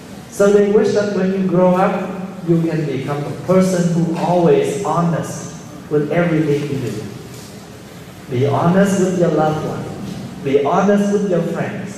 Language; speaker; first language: English; early bilingual, other home language; Vietnamese